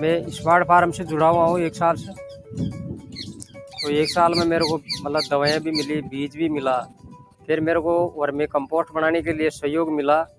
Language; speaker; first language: Hindi; non-native, local second language; Rajasthani